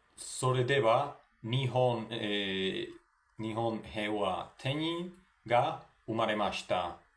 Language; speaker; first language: Japanese; non-native, learner; Spanish